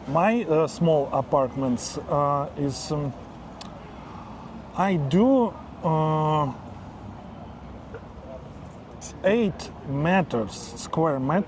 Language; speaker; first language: English; non-native, learner; Russian